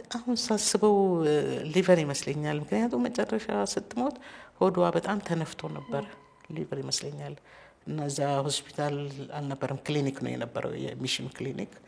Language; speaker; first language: Amharic; native; Amharic